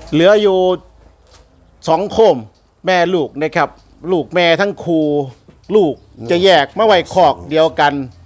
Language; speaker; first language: Thai; native; Thai